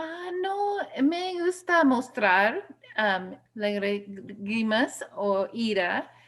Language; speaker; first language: Spanish; non-native, learner; English